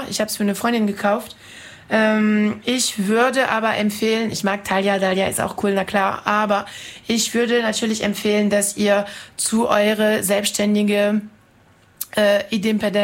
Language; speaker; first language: German; non-native, fluent; French